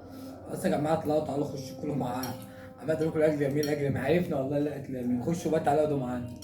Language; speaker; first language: Arabic; native; Arabic